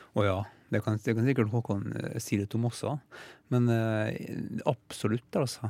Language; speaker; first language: Norwegian; native; Norwegian